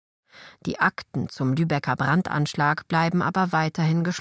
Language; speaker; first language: German; native; German